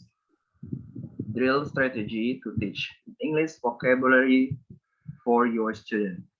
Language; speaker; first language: English; non-native, learner; Indonesian